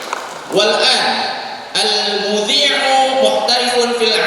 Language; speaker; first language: Arabic; non-native, fluent; Indonesian